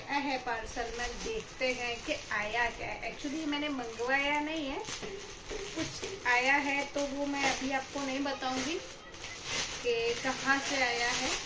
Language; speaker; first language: Hindi; non-native, local second language; Gujarati